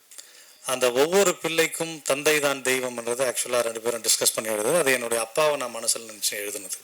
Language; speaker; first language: Tamil; native; Tamil